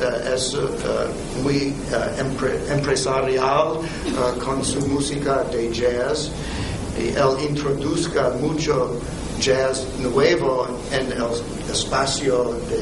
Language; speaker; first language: Spanish; non-native, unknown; English